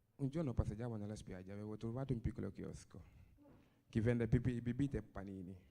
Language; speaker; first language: Italian; non-native, fluent; Wolof